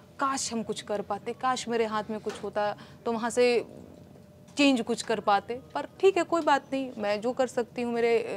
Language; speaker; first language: Hindi; non-native, local second language; Bhojpuri